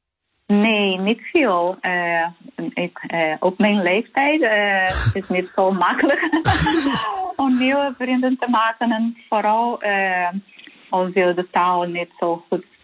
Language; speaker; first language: Dutch; non-native, learner; Portuguese